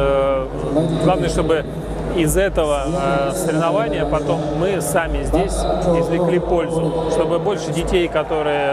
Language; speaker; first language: Russian; native; Russian